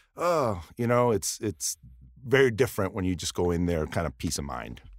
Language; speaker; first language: English; early bilingual, other home language; Spanish